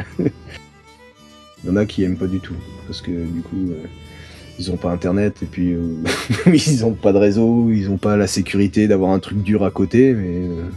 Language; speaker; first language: French; native; French